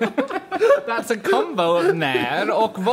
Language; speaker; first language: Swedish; non-native, learner; English